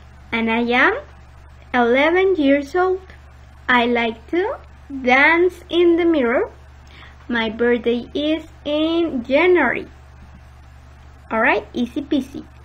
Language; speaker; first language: English; non-native, fluent; Spanish